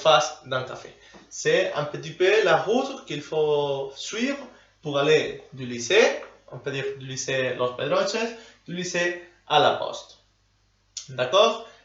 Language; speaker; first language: French; non-native, learner; Spanish